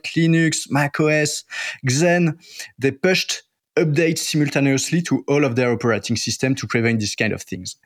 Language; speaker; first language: English; non-native, fluent; French